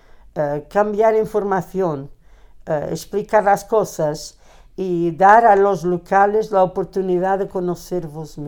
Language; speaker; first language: Spanish; non-native, fluent; Portuguese